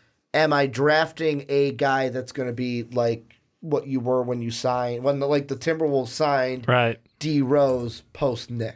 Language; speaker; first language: English; native; English